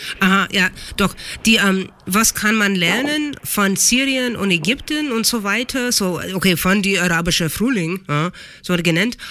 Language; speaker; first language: German; non-native, learner; English